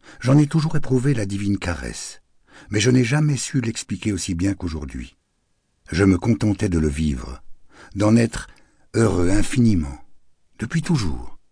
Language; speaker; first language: French; native; French